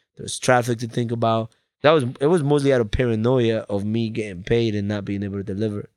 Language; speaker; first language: English; early bilingual, other home language; Spanish